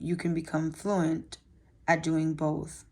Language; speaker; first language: English; native; English